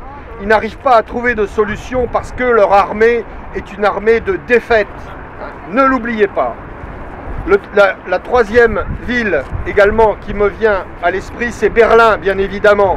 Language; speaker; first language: French; native; French